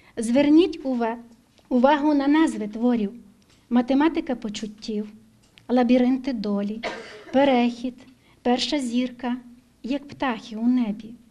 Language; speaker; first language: Ukrainian; native; Ukrainian